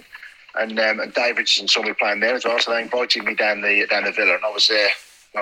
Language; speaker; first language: English; native; English